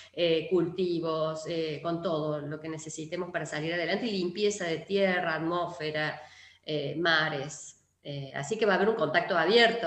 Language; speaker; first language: Spanish; native; Spanish